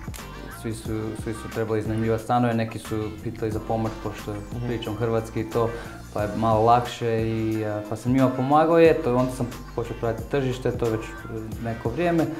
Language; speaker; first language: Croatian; early bilingual, heritage; Croatian